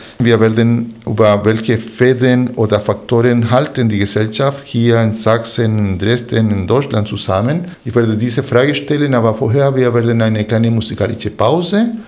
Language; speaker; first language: German; non-native, fluent; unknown